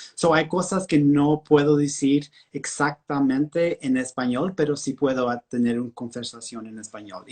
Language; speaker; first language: Spanish; early bilingual, heritage; Spanish